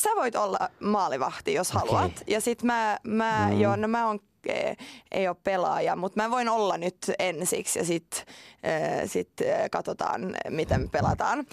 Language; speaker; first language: Finnish; non-native, local second language; Swedish